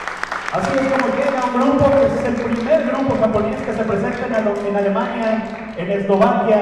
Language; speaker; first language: Spanish; native; Spanish